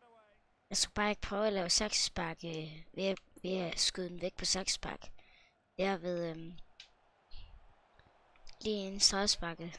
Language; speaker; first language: Danish; native; Danish